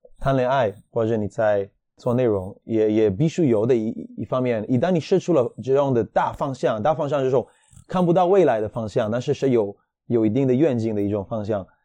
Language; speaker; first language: Chinese; non-native, fluent; Hebrew